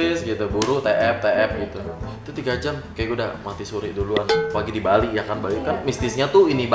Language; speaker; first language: Indonesian; native; Indonesian